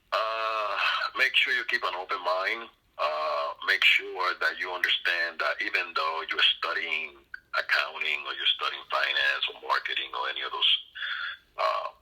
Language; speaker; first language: English; non-native, fluent; Spanish